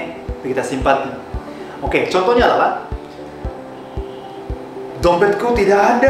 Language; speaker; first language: Indonesian; non-native, fluent; Japanese